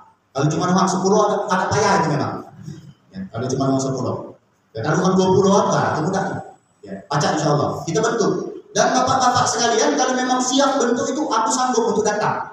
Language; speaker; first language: Malay; native; Malay